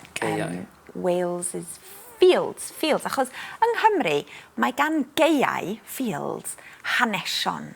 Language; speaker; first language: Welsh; native; Welsh